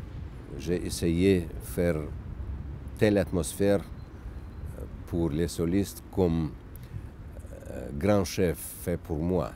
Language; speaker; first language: French; non-native, learner; Russian